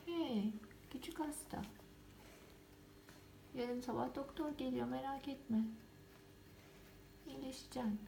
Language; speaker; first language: Turkish; native; Turkish